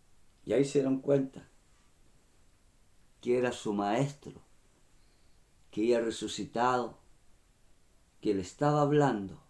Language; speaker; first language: Spanish; native; Spanish